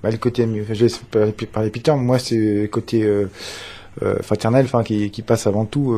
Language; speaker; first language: French; native; French